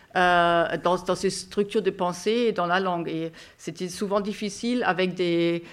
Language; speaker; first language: French; non-native, fluent; German